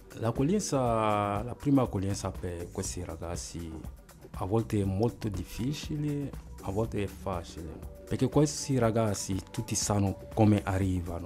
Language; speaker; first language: Italian; non-native, fluent; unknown